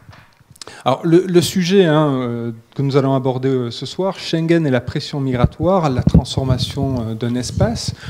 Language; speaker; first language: French; native; French